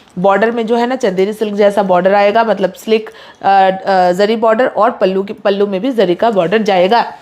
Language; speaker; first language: Hindi; non-native, local second language; Bangla